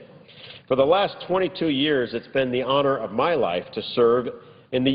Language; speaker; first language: English; native; English